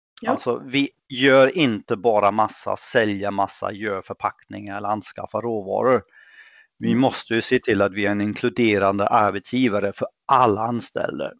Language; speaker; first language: Swedish; non-native, fluent; German